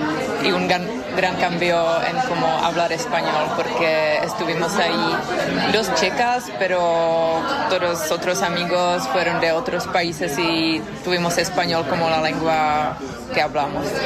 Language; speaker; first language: Spanish; non-native, fluent; Czech